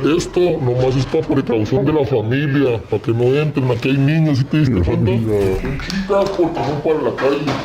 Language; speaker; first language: Spanish; native; Spanish